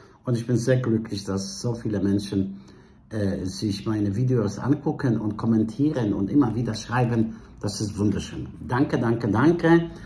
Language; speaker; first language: German; non-native, fluent; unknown